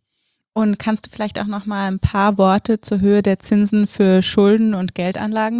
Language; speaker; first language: German; native; German